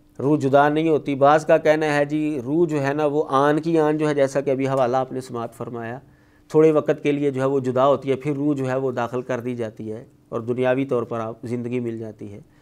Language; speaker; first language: Urdu; non-native, local second language; Punjabi